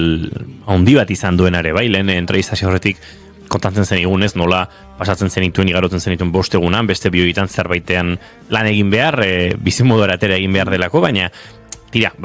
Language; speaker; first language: Basque; native; Basque